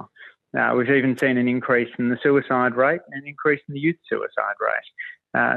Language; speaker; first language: English; native; English